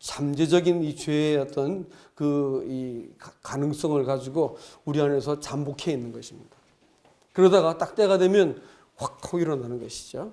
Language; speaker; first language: Korean; native; Korean